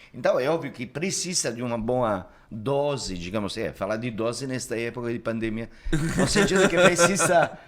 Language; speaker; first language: Portuguese; non-native, fluent; Italian